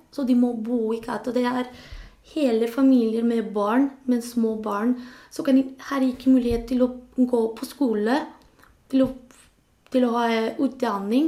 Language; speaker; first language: Norwegian; non-native, local second language; Spanish